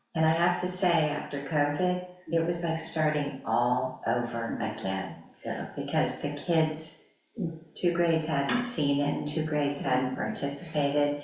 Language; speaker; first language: English; native; English